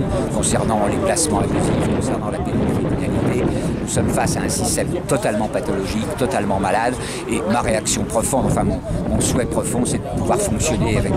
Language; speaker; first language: French; native; French